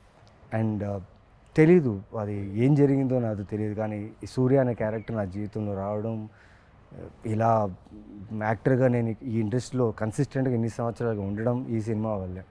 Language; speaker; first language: Telugu; native; Telugu